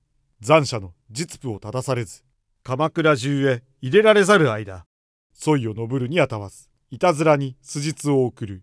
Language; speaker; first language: Japanese; native; Japanese